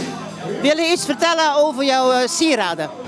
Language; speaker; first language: Dutch; native; Dutch